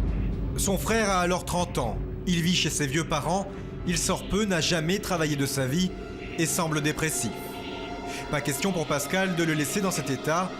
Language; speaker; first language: French; native; French